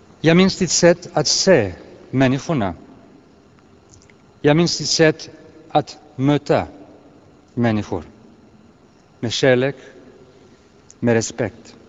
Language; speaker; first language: Swedish; non-native, fluent; Greek